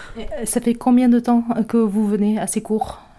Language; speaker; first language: French; native; French